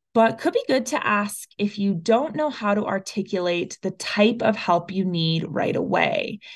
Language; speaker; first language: English; early bilingual, other home language; Spanish